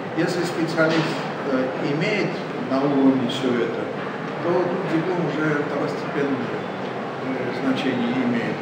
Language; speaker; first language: Russian; non-native, local second language; Armenian